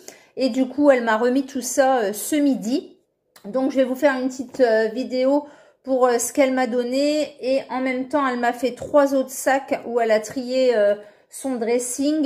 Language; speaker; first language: French; native; French